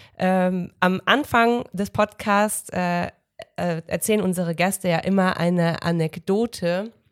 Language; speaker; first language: German; native; German